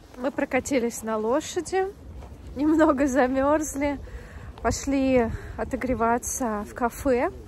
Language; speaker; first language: Russian; native; Russian